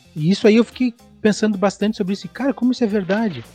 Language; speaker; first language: Portuguese; native; Portuguese